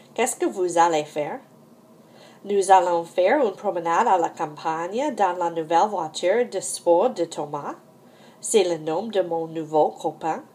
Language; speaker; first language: French; non-native, fluent; English